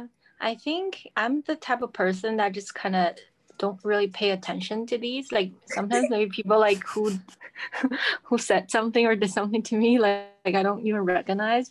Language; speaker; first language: English; non-native, fluent; Chinese